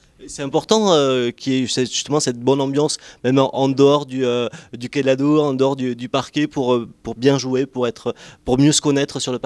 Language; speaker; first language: French; native; French